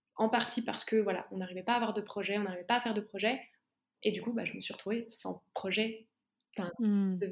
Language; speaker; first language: French; native; French